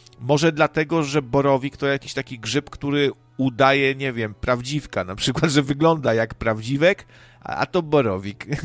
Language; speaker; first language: Polish; native; Polish